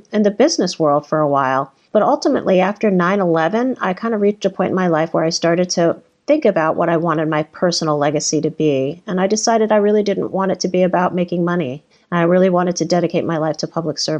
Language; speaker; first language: English; native; English